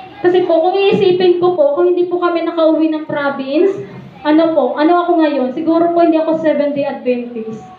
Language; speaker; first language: Filipino; native; Filipino